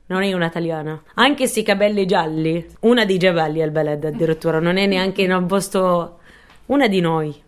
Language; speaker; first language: Italian; non-native, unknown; Arabic